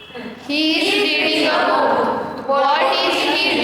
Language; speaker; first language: English; non-native, learner; Hindi